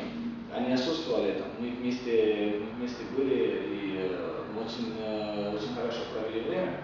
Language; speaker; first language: Russian; non-native, fluent; Romanian